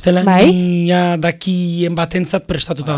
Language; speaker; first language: Basque; native; Basque